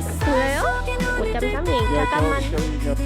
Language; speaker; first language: Korean; non-native, learner; Vietnamese